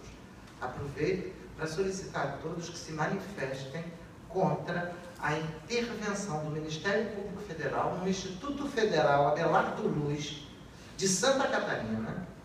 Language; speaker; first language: Portuguese; native; Portuguese